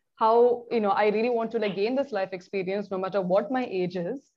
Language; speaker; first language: English; non-native, local second language; Malayalam